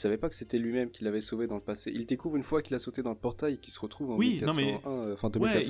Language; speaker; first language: French; native; French